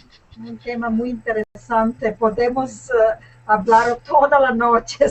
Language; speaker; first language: Spanish; non-native, learner; English